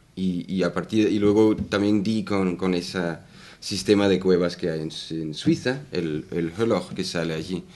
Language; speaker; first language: Spanish; non-native, fluent; Danish